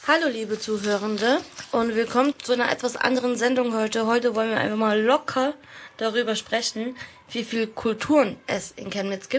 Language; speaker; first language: German; early bilingual, other home language; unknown